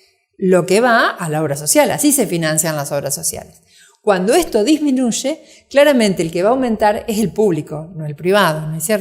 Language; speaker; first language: Spanish; native; Spanish